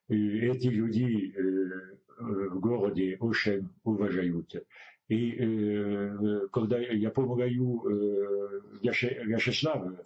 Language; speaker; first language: Russian; non-native, learner; French